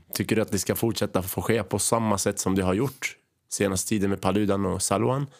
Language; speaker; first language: Swedish; early bilingual, other home language; Arabic